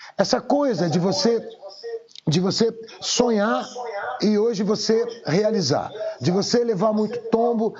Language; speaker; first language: Portuguese; native; Portuguese